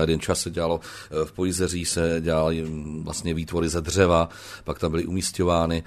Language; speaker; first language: Czech; native; Czech